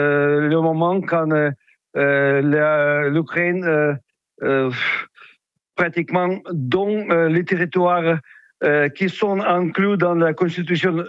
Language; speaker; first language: French; non-native, fluent; Ukrainian